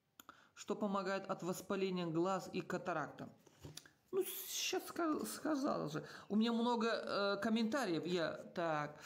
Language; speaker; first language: Russian; non-native, local second language; Uzbek